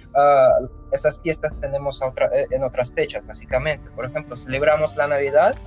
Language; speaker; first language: Spanish; non-native, fluent; Russian